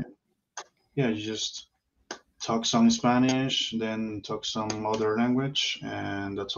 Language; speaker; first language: English; non-native, learner; Spanish